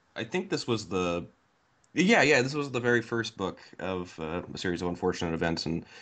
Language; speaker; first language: English; native; English